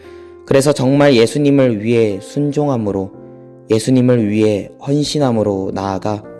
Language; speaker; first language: Korean; native; Korean